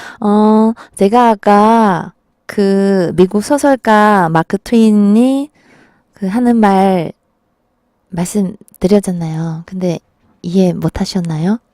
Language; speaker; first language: Korean; non-native, fluent; Chinese